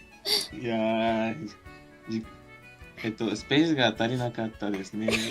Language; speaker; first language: Japanese; non-native, learner; Spanish